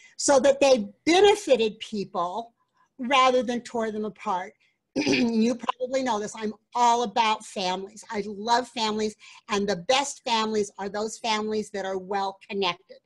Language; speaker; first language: English; native; English